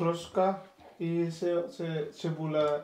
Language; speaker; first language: Ukrainian; non-native, learner; Indonesian